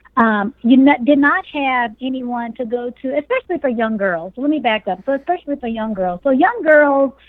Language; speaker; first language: English; native; English